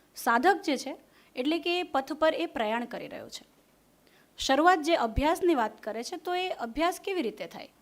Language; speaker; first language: Gujarati; non-native, local second language; Hindi